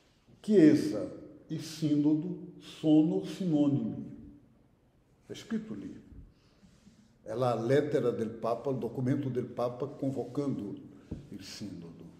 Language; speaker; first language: Italian; non-native, fluent; Portuguese